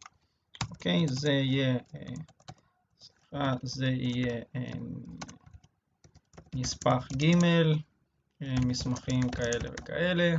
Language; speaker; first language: Hebrew; native; Hebrew